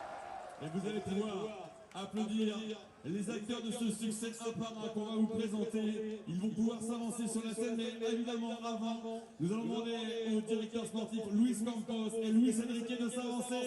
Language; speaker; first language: French; native; French